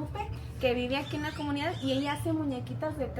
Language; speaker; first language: Spanish; native; Spanish